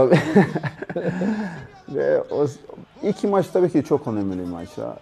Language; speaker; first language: Turkish; non-native, learner; Portuguese